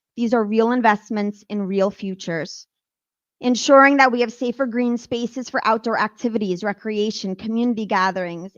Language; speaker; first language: English; native; English